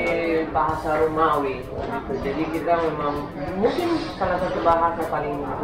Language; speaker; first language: Indonesian; non-native, fluent; Italian